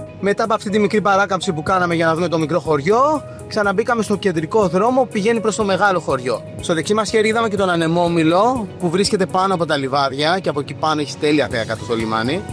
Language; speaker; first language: Greek; native; Greek